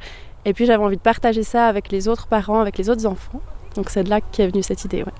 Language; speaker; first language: French; native; French